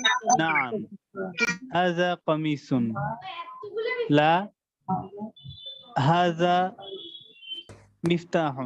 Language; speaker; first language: Arabic; non-native, learner; Bangla